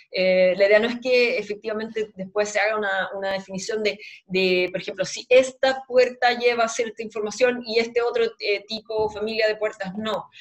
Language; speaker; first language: Spanish; native; Spanish